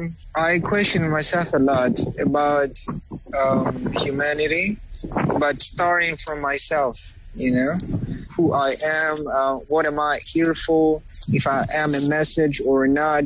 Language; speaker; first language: English; non-native, fluent; Kongo